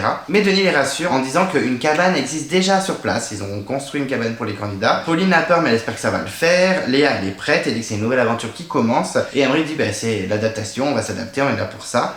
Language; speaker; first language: French; native; French